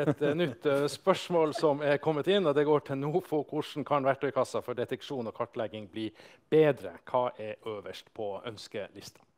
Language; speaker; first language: Norwegian; native; Norwegian